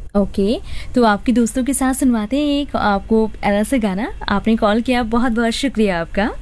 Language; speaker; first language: Hindi; native; Hindi